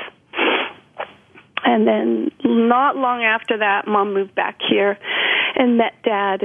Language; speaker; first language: English; native; English